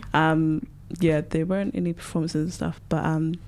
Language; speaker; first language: English; native; English